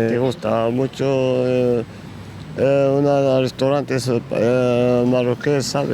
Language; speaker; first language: Spanish; non-native, learner; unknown